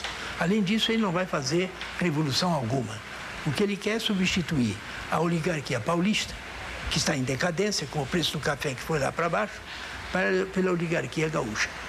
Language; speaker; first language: Portuguese; native; Portuguese